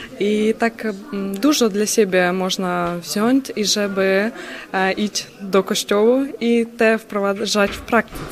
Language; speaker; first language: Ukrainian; non-native, learner; Polish